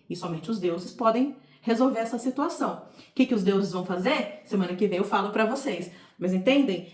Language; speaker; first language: Portuguese; native; Portuguese